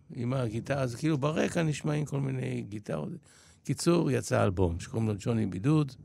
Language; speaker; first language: Hebrew; early bilingual, other home language; Polish